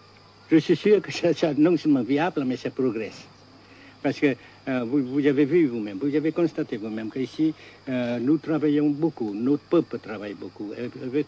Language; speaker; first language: French; non-native, local second language; Vietnamese